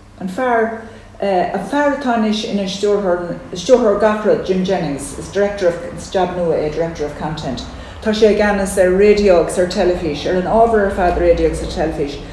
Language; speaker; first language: Irish; native; Irish